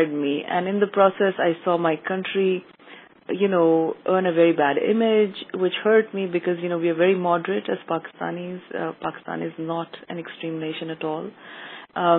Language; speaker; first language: English; non-native, local second language; Urdu